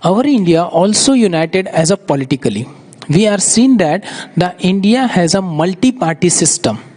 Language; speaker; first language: English; non-native, local second language; Urdu